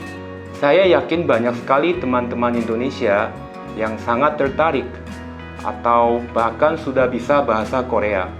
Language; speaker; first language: Indonesian; non-native, fluent; Korean